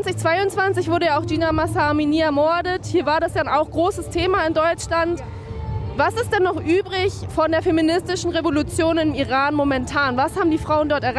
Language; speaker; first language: German; native; German